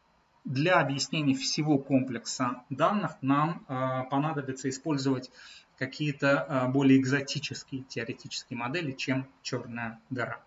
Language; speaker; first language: Russian; native; Russian